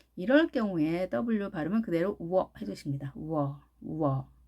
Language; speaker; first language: Korean; native; Korean